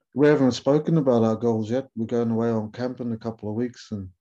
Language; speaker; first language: English; native; English